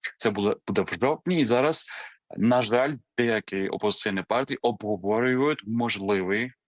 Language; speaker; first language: Ukrainian; non-native, fluent; Georgian